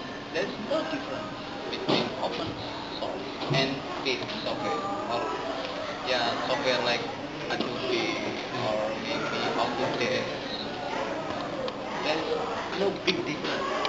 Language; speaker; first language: English; non-native, learner; Indonesian